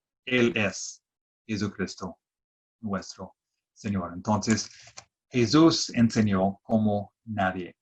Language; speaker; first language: Spanish; non-native, fluent; English